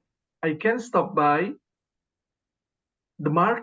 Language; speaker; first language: English; non-native, learner; Indonesian